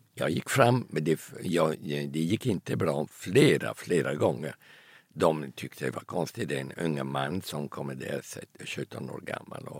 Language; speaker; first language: Swedish; early bilingual, heritage; Italian